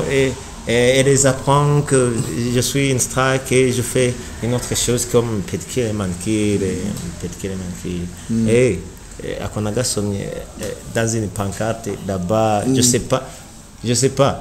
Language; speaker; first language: French; non-native, learner; Rundi